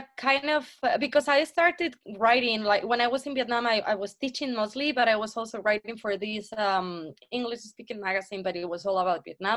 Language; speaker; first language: English; non-native, fluent; Spanish